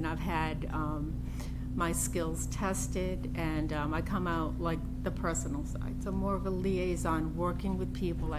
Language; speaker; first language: English; native; English